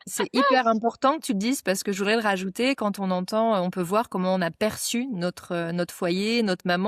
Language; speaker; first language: French; native; French